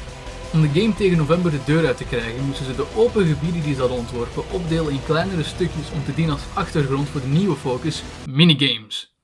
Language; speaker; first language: Dutch; native; Dutch